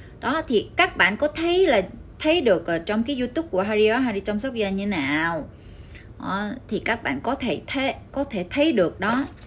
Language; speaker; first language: Vietnamese; early bilingual, heritage; Korean